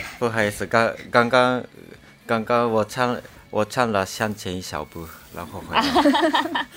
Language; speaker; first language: Chinese; non-native, fluent; Japanese